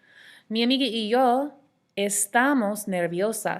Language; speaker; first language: Spanish; non-native, fluent; English